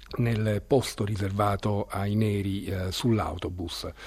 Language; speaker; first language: Italian; native; Italian